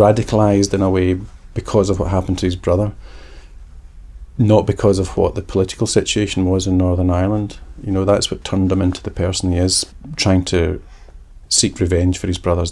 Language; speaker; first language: English; native; English